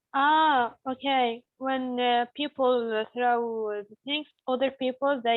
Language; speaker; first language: English; non-native, learner; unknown